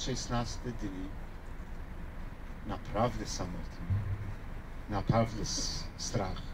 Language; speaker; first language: Polish; non-native, learner; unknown